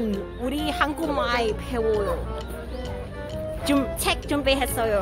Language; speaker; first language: Korean; non-native, learner; Cantonese